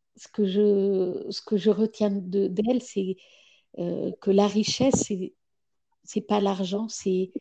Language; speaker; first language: French; non-native, fluent; Amharic